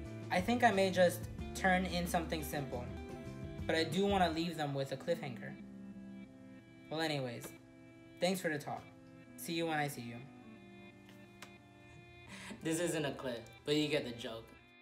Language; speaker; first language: English; early bilingual, other home language; Spanish